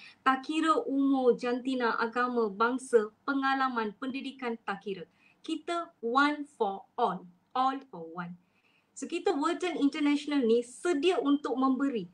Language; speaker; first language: Malay; non-native, local second language; Tamil